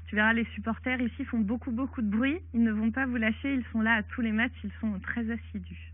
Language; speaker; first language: French; native; French